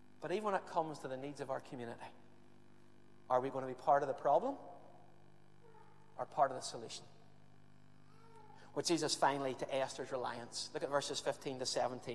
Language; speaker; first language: English; native; English